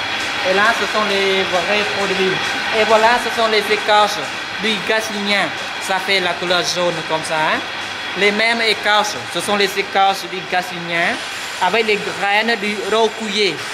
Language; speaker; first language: French; non-native, fluent; Khmer